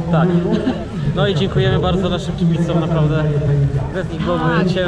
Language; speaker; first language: Polish; native; Polish